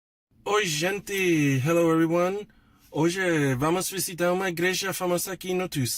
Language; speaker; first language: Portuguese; non-native, learner; English